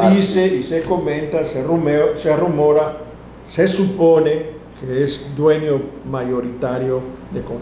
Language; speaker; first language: Spanish; native; Spanish